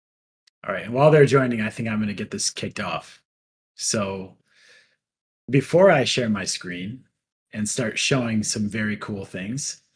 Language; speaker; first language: English; native; English